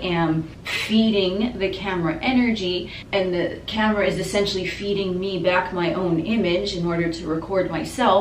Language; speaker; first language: English; native; English